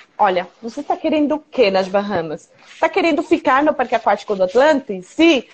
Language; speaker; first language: Portuguese; non-native, fluent; Spanish